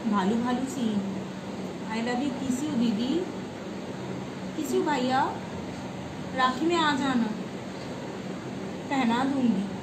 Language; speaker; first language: Hindi; non-native, local second language; Bangla